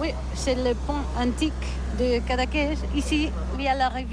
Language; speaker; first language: French; non-native, learner; Catalan